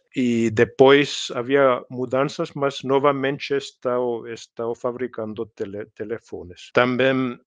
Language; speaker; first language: Portuguese; non-native, fluent; Finnish